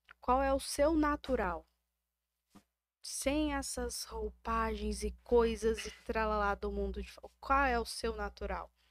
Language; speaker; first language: Portuguese; native; Portuguese